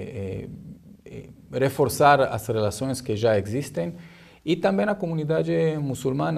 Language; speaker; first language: Portuguese; non-native, learner; Hebrew